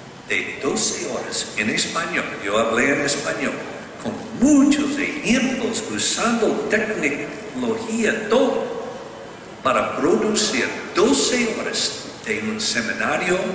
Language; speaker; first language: Spanish; non-native, learner; English